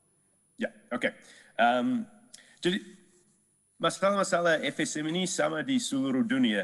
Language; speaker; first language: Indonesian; non-native, fluent; English